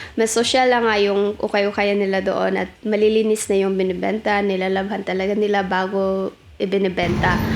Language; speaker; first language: Filipino; native; Filipino